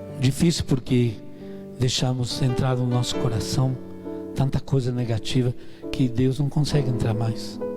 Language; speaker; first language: Portuguese; non-native, fluent; Italian